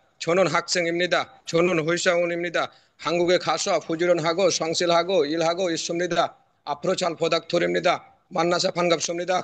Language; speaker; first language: Korean; non-native, learner; Bangla